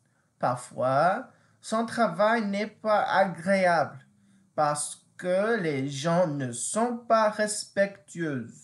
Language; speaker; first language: French; non-native, fluent; English